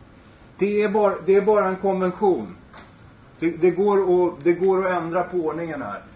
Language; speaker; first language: Swedish; native; Swedish